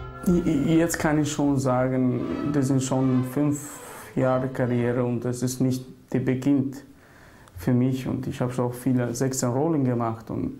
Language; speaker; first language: German; non-native, learner; Albanian